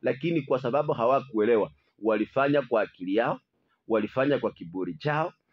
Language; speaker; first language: Swahili; non-native, local second language; Luyia